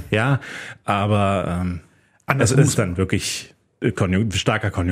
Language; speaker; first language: German; native; German